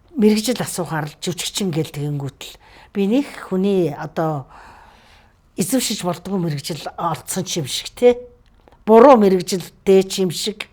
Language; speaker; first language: Mongolian; native; Mongolian